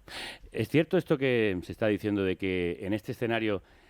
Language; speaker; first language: Spanish; native; Spanish